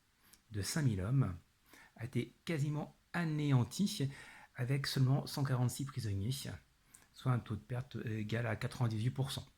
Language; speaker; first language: French; native; French